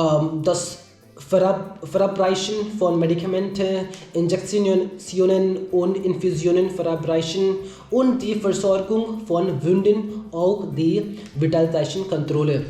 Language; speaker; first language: German; non-native, learner; Hindi